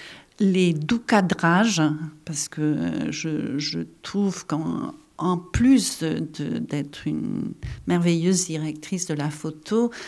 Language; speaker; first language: French; non-native, fluent; Catalan